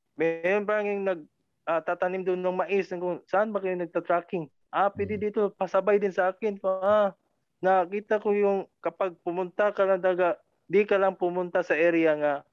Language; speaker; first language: Filipino; non-native, local second language; Cebuano